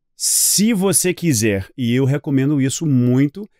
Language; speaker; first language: Portuguese; non-native, fluent; English